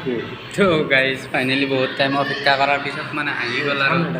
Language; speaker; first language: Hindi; non-native, local second language; Assamese